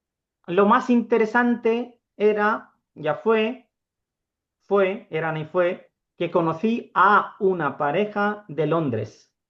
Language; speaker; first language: Spanish; non-native, fluent; Urdu